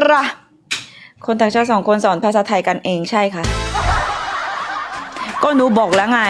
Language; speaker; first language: Thai; non-native, fluent; Korean